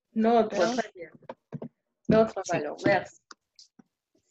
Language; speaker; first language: French; non-native, fluent; Spanish